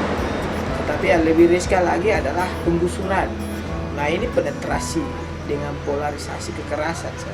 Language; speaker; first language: Indonesian; native; Indonesian